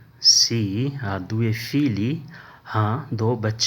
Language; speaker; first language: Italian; non-native, learner; Urdu